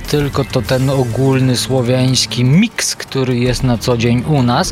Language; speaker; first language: Polish; non-native, fluent; Bulgarian